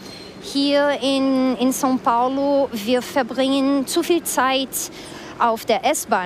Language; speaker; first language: German; non-native, fluent; Portuguese